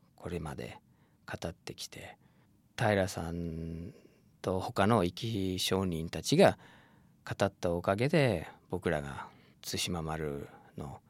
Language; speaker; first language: Japanese; non-native, fluent; English